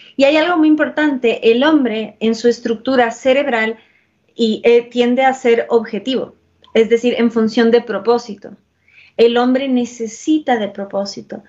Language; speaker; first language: Spanish; early bilingual, heritage; English